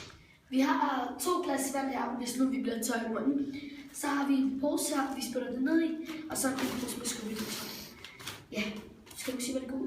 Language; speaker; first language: Danish; native; Danish